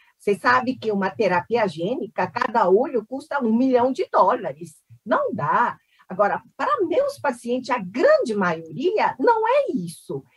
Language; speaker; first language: Portuguese; early bilingual, other home language; Korean